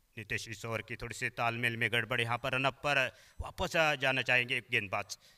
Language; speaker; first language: Hindi; non-native, local second language; Marathi